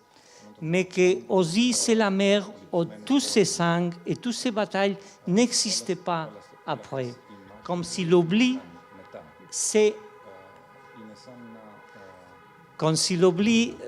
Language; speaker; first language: French; non-native, fluent; Spanish